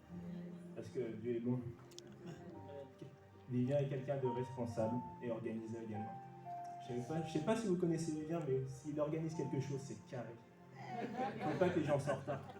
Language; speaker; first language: French; native; French